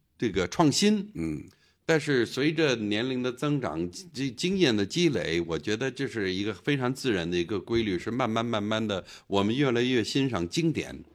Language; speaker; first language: Chinese; non-native, fluent; English